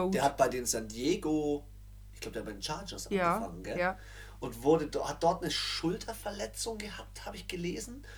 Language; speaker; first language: German; native; German